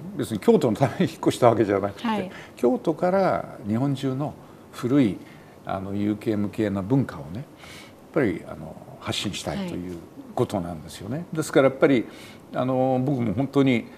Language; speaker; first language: Japanese; native; Japanese